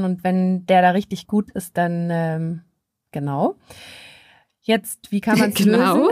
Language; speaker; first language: German; native; German